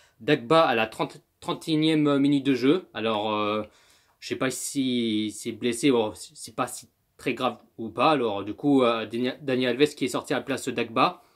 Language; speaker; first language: French; native; French